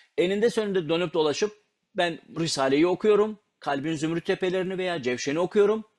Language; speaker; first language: Turkish; non-native, local second language; Kurdish